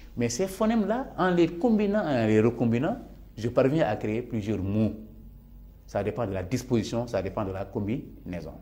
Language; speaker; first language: French; non-native, local second language; Serer